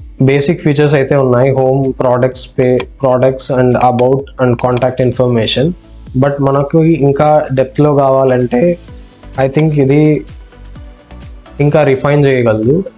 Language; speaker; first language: English; non-native, local second language; Telugu